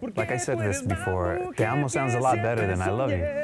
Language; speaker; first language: English; native; English